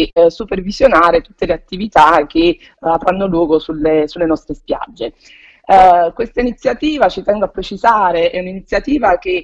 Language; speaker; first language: Italian; native; Italian